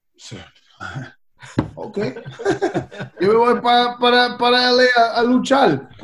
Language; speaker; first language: Spanish; early bilingual, heritage; Spanish